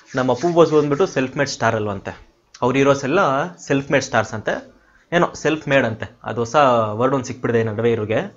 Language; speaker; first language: Kannada; non-native, local second language; Telugu